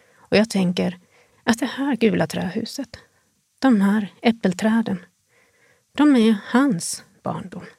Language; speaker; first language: Swedish; native; Swedish